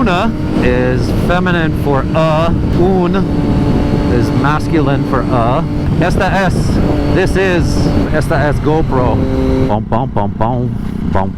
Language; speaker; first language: Spanish; non-native, learner; English